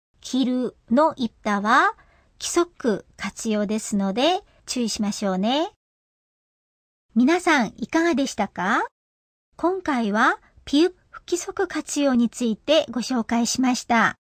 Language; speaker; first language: Japanese; non-native, fluent; Korean